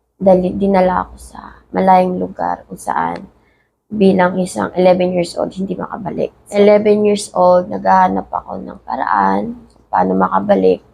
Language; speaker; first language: Filipino; native; Filipino